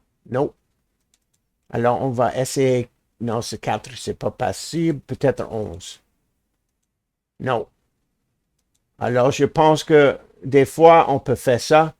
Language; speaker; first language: French; non-native, learner; English